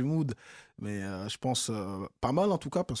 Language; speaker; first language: French; native; French